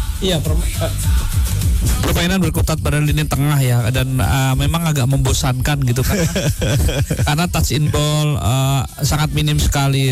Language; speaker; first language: Indonesian; native; Indonesian